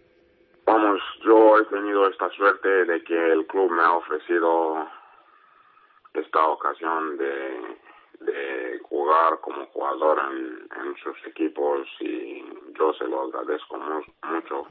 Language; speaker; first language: Spanish; non-native, learner; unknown